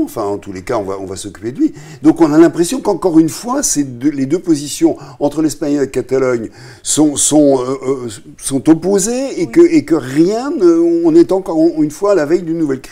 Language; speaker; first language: French; native; French